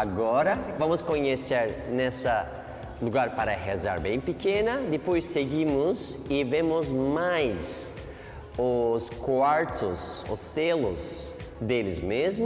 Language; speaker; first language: Portuguese; non-native, learner; Turkish